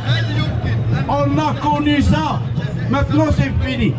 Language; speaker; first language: French; non-native, local second language; Arabic